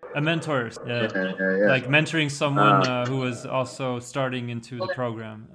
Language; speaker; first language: English; non-native, fluent; French